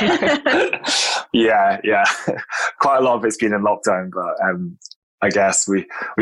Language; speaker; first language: English; native; English